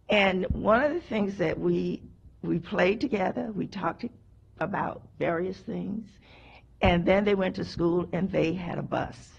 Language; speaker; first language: English; native; English